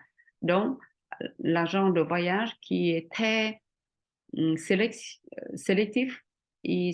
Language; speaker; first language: French; non-native, fluent; Vietnamese